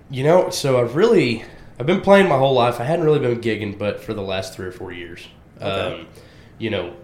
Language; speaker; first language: English; native; English